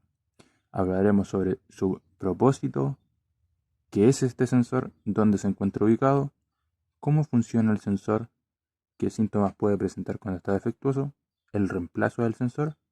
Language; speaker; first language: Spanish; native; Spanish